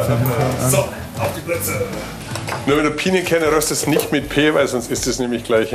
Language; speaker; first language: German; native; German